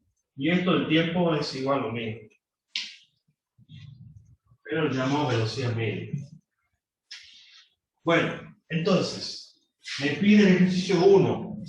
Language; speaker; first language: Spanish; native; Spanish